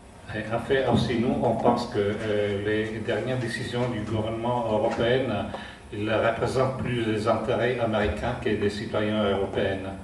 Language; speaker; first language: French; non-native, fluent; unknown